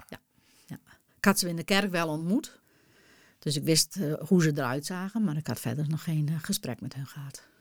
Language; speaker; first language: Dutch; non-native, local second language; Western Frisian